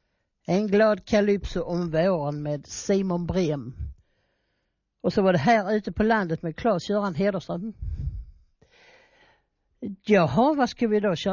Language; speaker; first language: Swedish; native; Swedish